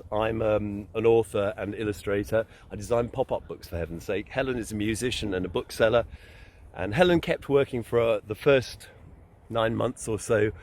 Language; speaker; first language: English; native; English